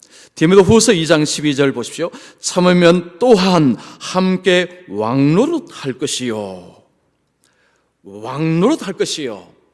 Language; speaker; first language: Korean; native; Korean